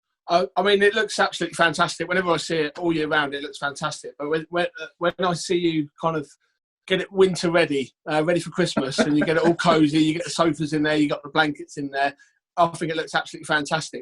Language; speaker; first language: English; native; English